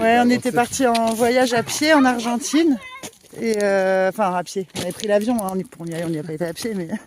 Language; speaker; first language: French; native; French